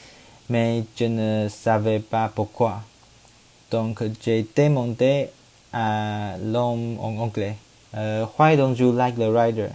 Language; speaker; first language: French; non-native, learner; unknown